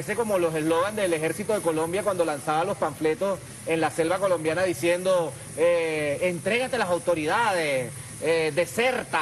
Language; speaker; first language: Spanish; native; Spanish